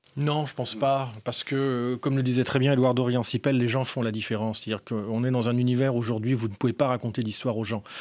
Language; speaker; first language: French; native; French